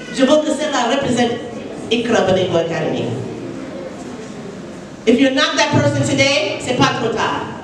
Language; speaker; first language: French; non-native, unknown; English